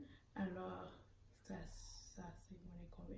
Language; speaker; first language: French; early bilingual, heritage; Haitian Creole